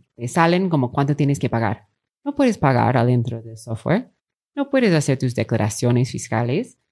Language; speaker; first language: Spanish; non-native, fluent; English